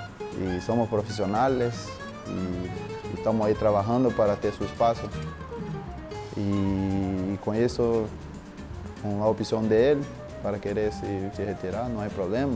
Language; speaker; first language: Spanish; non-native, learner; Portuguese